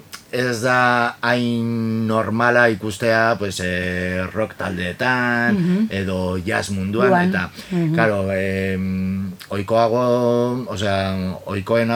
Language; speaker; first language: Basque; non-native, local second language; Spanish